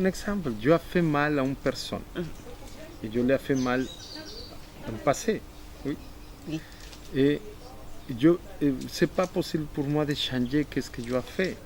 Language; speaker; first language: French; non-native, fluent; Spanish